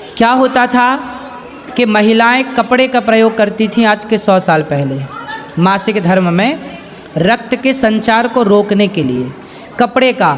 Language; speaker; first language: Hindi; native; Hindi